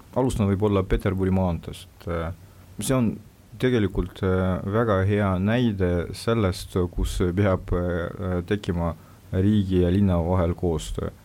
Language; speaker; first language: Estonian; non-native, local second language; Russian